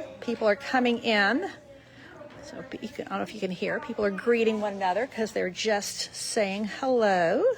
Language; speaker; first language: English; native; English